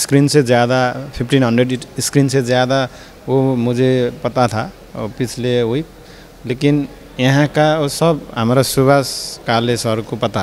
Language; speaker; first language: Hindi; non-native, learner; Nepali